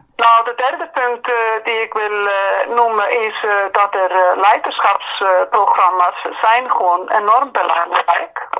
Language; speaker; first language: Dutch; non-native, fluent; Icelandic